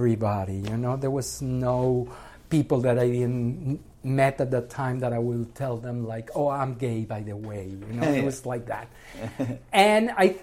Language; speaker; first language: English; non-native, fluent; Spanish